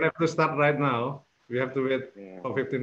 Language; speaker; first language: English; non-native, fluent; Indonesian